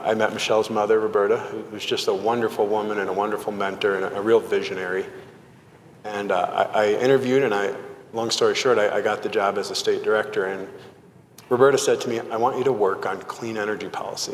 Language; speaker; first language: English; native; English